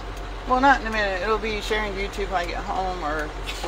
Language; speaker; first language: English; native; English